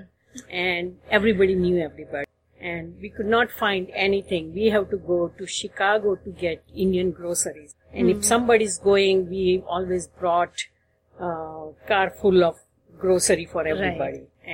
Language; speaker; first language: English; non-native, local second language; Gujarati